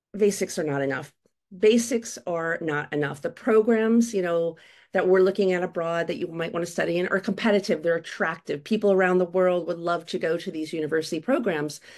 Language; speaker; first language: English; native; English